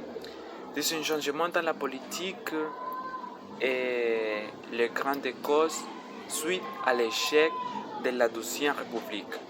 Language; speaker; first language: French; non-native, learner; Spanish